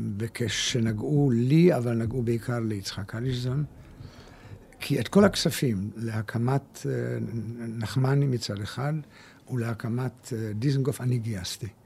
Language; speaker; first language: Hebrew; early bilingual, other home language; German